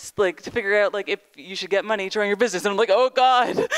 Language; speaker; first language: English; native; English